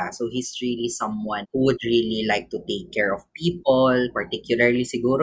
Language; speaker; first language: English; non-native, local second language; Cebuano